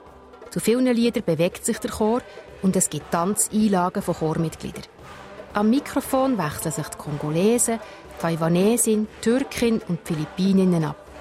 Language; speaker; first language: German; native; German